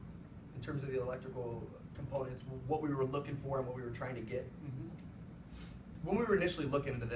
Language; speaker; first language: English; native; English